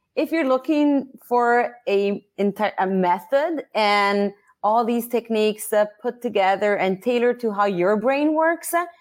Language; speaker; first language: English; non-native, fluent; Italian